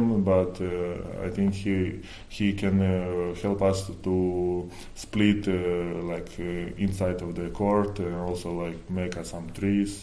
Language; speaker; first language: English; non-native, fluent; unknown